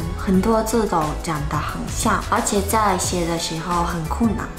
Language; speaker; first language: Chinese; non-native, fluent; Mongolian